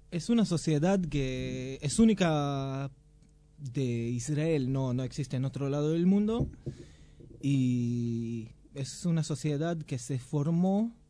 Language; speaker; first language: Spanish; non-native, fluent; Hebrew